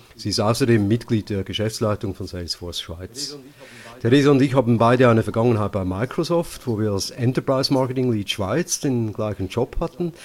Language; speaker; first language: German; native; German